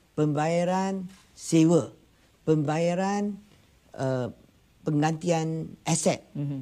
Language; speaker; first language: Malay; non-native, local second language; Chinese